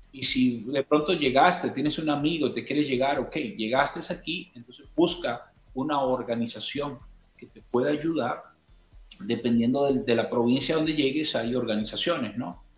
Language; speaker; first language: Spanish; native; Spanish